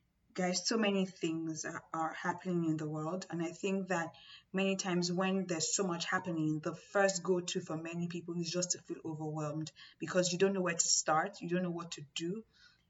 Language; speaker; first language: English; non-native, local second language; Yoruba